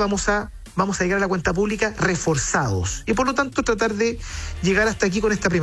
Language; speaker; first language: Spanish; native; Spanish